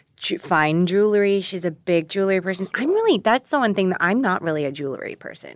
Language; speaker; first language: English; early bilingual, other home language; Korean